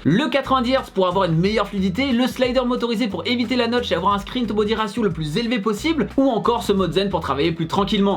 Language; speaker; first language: French; native; French